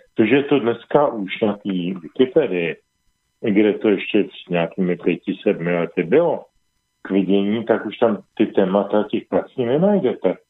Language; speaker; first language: Czech; native; Czech